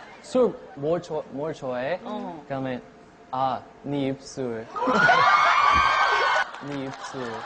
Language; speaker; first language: Korean; non-native, fluent; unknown